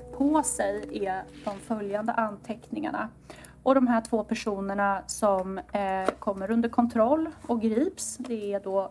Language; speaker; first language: Swedish; native; Swedish